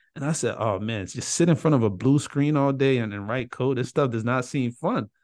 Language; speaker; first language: English; early bilingual, other home language; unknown